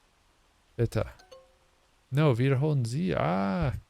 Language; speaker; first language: German; non-native, learner; English